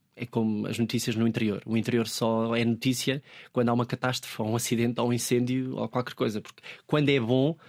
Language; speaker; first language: Portuguese; native; Portuguese